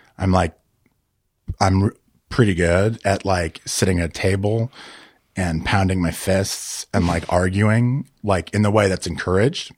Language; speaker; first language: English; native; English